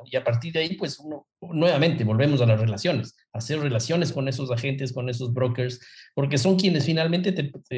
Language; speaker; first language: Spanish; native; Spanish